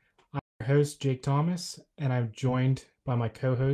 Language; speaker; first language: English; native; English